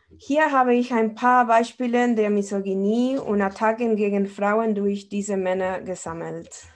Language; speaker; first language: German; non-native, fluent; Spanish